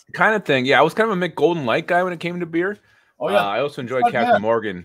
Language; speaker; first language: English; native; English